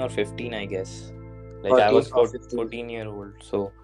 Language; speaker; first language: English; non-native, local second language; Hindi